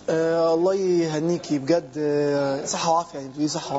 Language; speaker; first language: Arabic; native; Arabic